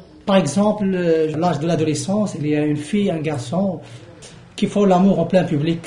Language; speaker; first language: French; non-native, local second language; Arabic